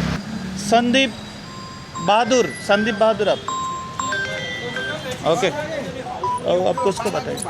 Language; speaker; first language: Hindi; non-native, learner; Bangla